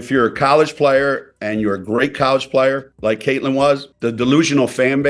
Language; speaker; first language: English; native; English